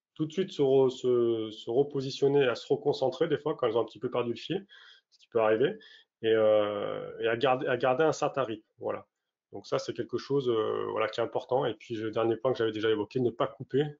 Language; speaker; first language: French; native; French